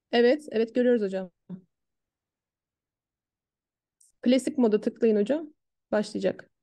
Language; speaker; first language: Turkish; native; Turkish